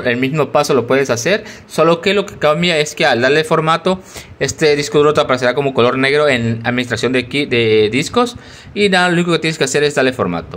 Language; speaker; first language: Spanish; native; Spanish